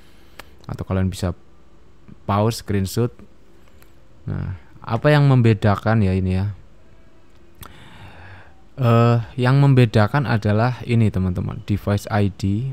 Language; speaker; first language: Indonesian; native; Indonesian